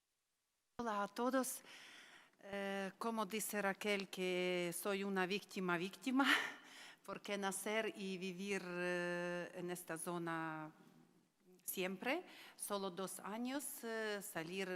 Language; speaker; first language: Spanish; non-native, learner; Ukrainian